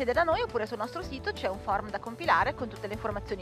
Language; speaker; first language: Italian; native; Italian